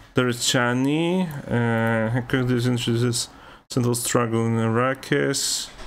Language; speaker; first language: English; non-native, fluent; Polish